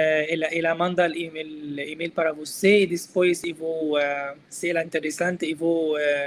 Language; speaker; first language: Portuguese; non-native, learner; Arabic